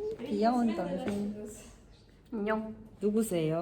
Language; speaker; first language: Korean; non-native, fluent; Russian